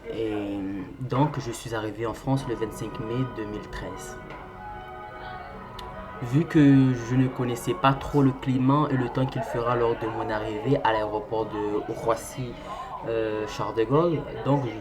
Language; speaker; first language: French; non-native, local second language; Comorian